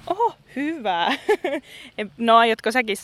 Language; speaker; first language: Finnish; native; Finnish